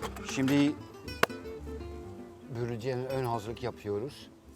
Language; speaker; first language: Turkish; non-native, fluent; Dutch